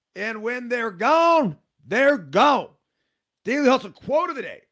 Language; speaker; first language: English; native; English